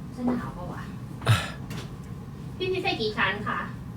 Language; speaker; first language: Thai; native; Thai